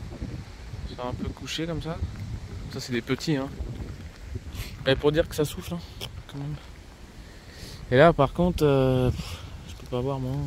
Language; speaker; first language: French; native; French